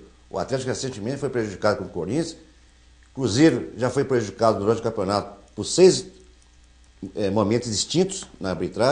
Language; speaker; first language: Portuguese; native; Portuguese